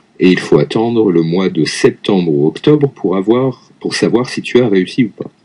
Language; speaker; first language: French; native; French